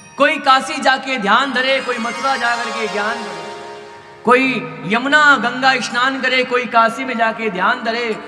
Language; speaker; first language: Hindi; non-native, local second language; Marwari